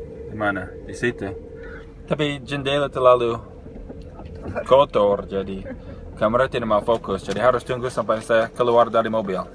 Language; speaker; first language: Indonesian; non-native, fluent; English